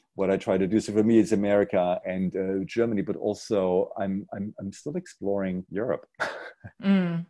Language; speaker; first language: English; non-native, fluent; German